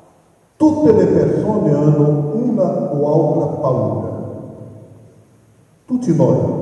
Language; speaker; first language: Italian; non-native, fluent; Portuguese